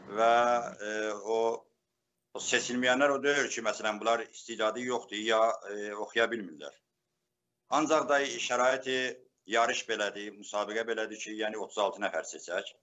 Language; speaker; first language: Azerbaijani; native; Azerbaijani